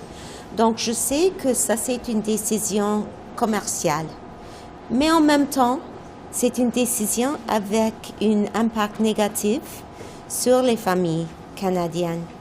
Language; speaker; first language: French; non-native, fluent; English